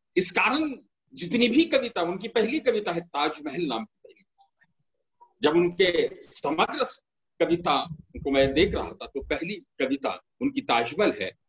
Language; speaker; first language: Hindi; non-native, local second language; Marathi